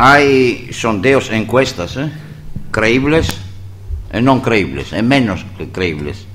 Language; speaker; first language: Spanish; non-native, fluent; Greek